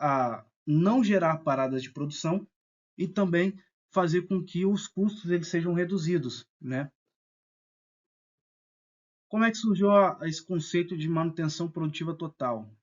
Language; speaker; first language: Portuguese; native; Portuguese